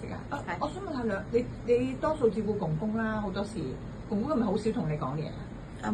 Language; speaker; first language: Cantonese; native; Cantonese